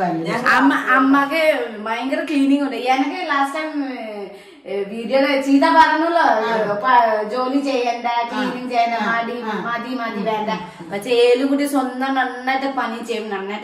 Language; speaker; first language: Malayalam; non-native, learner; Nepali